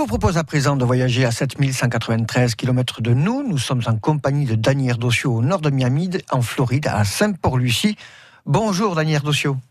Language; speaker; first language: French; native; French